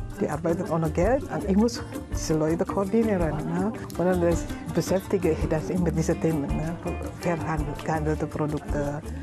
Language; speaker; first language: German; non-native, learner; Indonesian